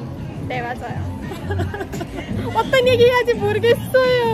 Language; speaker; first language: Korean; non-native, learner; Hindi